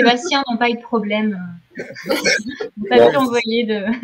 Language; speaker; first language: French; native; French